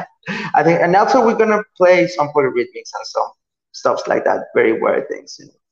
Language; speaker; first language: English; non-native, learner; Spanish